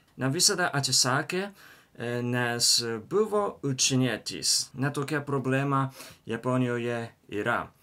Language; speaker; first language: Lithuanian; non-native, learner; Japanese